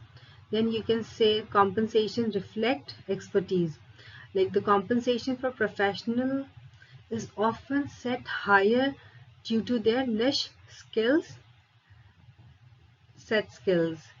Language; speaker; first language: English; non-native, local second language; Hindi